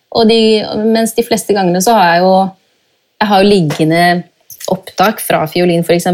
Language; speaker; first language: Norwegian; native; Norwegian